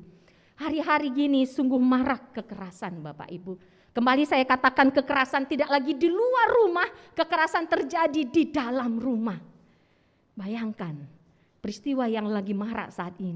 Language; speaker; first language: Indonesian; native; Indonesian